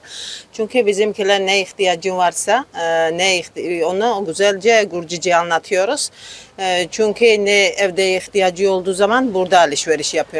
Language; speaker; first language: Turkish; non-native, learner; Georgian